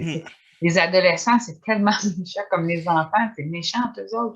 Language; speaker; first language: French; native; French